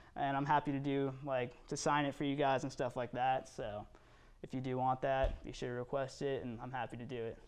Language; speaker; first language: English; native; English